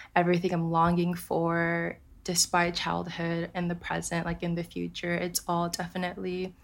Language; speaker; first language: English; early bilingual, other home language; Japanese